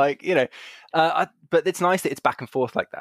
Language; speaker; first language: English; native; English